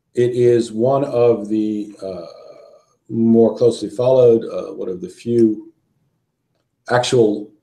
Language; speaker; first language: English; native; English